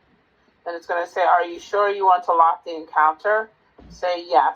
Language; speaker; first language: English; native; English